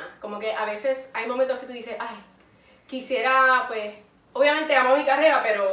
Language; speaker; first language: Spanish; native; Spanish